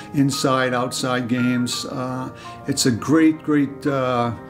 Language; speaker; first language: English; native; English